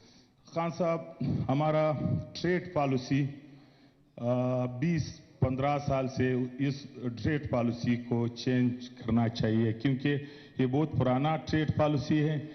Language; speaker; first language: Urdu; non-native, local second language; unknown